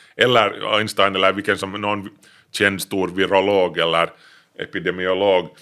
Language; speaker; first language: Swedish; native; Swedish